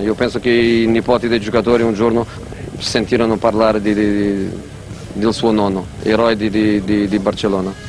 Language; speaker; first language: Italian; non-native, fluent; Portuguese